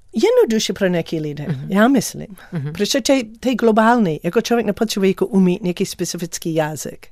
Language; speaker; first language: Czech; non-native, learner; English